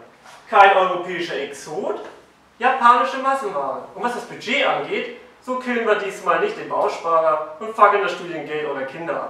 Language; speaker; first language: German; native; German